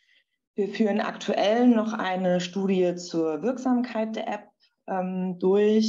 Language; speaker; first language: German; native; German